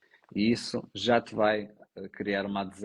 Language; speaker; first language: Portuguese; native; Portuguese